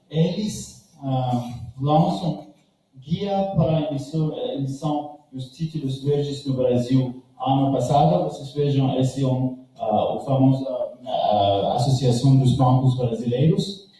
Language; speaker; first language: Portuguese; non-native, learner; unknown